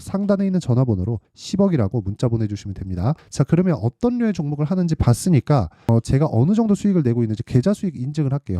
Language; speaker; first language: Korean; native; Korean